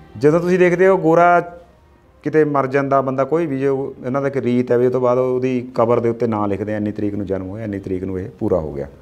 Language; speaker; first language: Punjabi; native; Punjabi